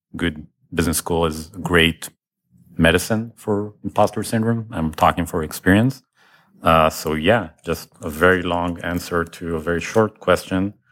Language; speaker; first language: English; non-native, fluent; Hebrew